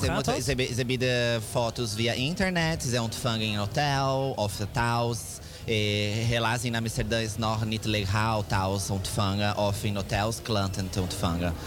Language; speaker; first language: Dutch; non-native, learner; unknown